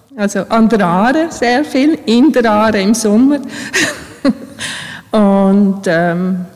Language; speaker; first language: German; early bilingual, other home language; Bosnian